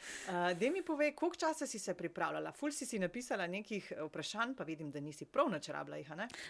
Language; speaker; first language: Slovenian; native; Slovenian